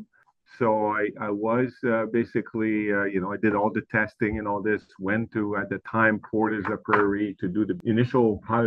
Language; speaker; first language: English; non-native, fluent; French